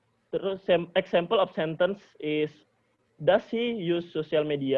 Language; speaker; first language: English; non-native, learner; Indonesian